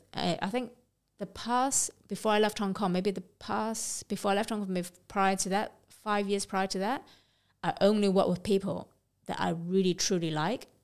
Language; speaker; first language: English; non-native, local second language; Cantonese